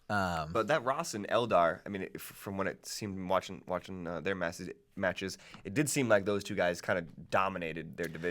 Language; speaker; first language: English; native; English